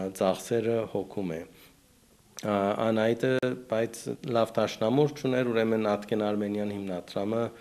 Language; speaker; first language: Armenian; early bilingual, heritage; Armenian